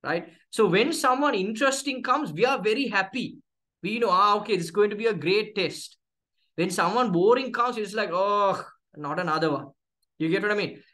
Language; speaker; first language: English; non-native, local second language; Sinhala